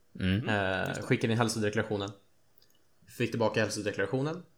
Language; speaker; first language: Swedish; native; Swedish